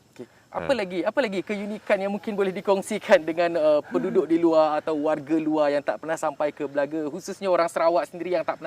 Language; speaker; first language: Malay; native; Malay